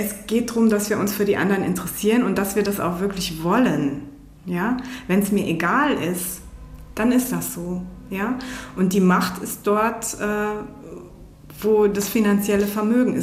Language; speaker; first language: German; native; German